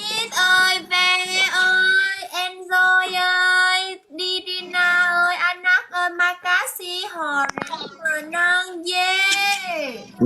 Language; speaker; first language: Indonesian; non-native, learner; Vietnamese